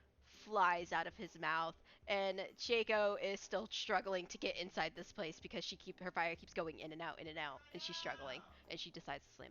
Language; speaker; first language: English; native; English